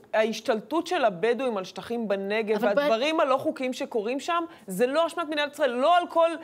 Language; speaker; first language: Hebrew; native; Hebrew